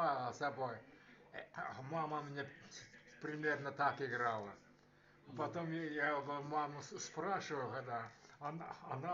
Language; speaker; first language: Russian; non-native, local second language; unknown